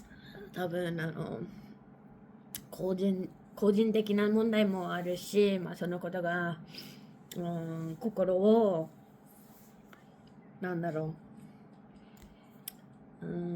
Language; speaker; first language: Japanese; non-native, learner; English